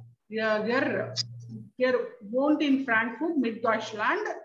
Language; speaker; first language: German; non-native, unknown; Tamil